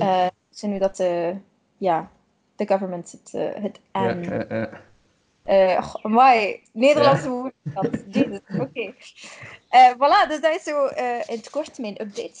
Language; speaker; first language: Dutch; native; Dutch